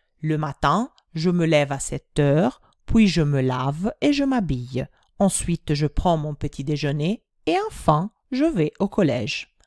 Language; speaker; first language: French; non-native, fluent; Italian